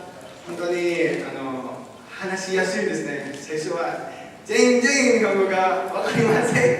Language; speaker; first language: Japanese; non-native, learner; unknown